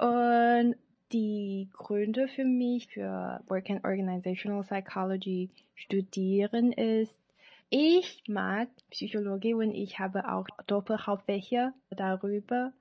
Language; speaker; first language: German; non-native, learner; Chinese